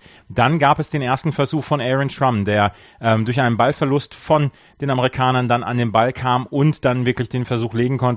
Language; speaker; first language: German; native; German